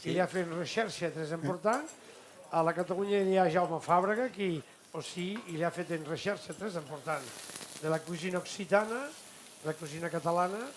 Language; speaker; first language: French; non-native, fluent; Catalan